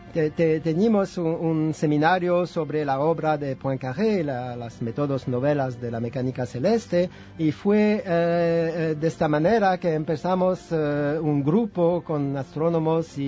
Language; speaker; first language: Spanish; non-native, fluent; French